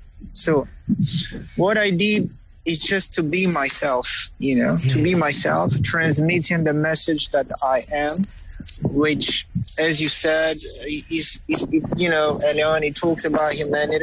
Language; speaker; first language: English; non-native, fluent; Kongo